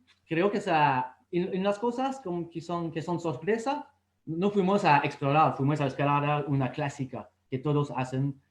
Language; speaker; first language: Spanish; non-native, fluent; French